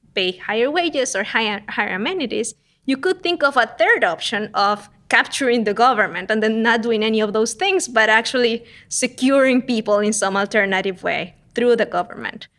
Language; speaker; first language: English; non-native, fluent; Spanish